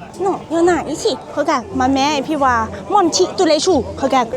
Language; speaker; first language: French; non-native, learner; Thai